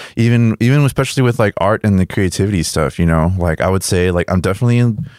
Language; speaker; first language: English; early bilingual, other home language; Spanish